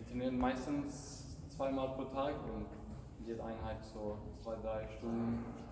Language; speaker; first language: German; non-native, learner; Swedish